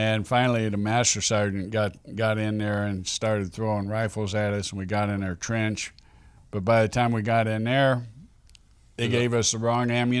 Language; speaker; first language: English; native; English